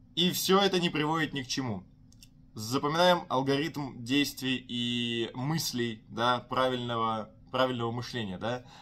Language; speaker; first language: Russian; native; Russian